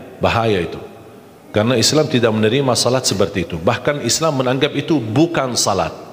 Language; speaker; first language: Malay; non-native, fluent; Arabic